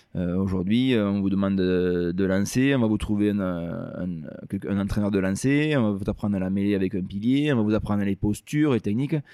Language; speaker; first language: French; native; French